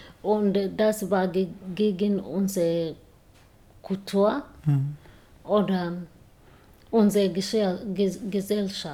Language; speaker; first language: German; non-native, learner; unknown